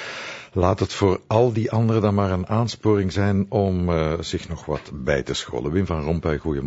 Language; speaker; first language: Dutch; native; Dutch